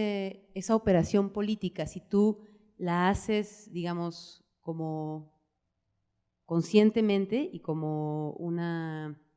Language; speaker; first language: Spanish; native; Spanish